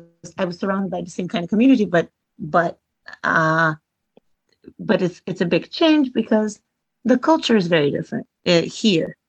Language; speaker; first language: English; early bilingual, other home language; Bulgarian